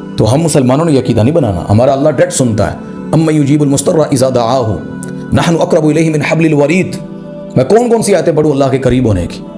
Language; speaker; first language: Urdu; non-native, local second language; Punjabi